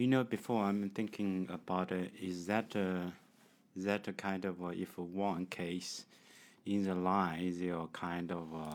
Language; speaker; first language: English; non-native, learner; Chinese